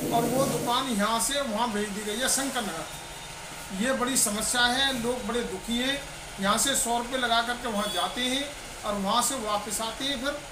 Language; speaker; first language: Hindi; native; Hindi